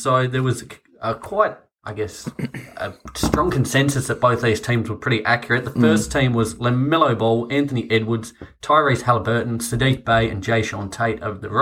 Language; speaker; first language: English; native; English